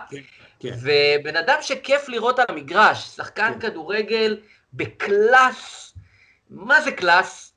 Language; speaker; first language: Hebrew; native; Hebrew